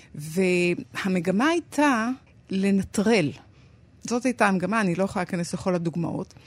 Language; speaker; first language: Hebrew; native; Hebrew